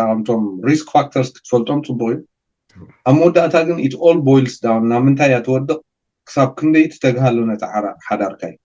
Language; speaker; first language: Tigrinya; native; Tigrinya